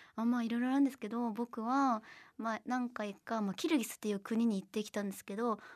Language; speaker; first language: Japanese; non-native, fluent; Korean